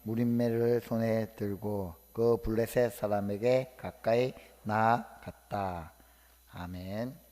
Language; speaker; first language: Korean; native; Korean